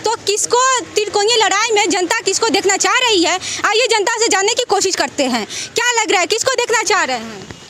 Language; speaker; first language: Hindi; native; Hindi